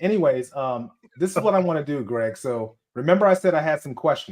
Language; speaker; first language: English; native; English